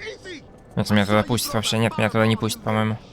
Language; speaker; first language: Russian; native; Russian